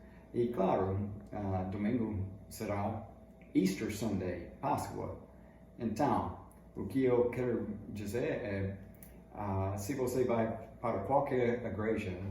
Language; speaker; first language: Portuguese; non-native, fluent; English